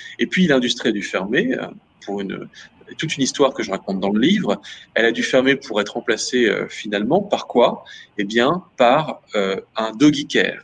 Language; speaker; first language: French; native; French